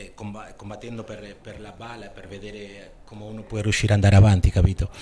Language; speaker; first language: Italian; non-native, learner; Spanish